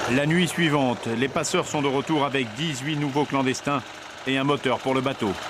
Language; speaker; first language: French; native; French